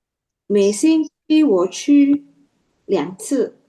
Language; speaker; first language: Chinese; non-native, learner; Indonesian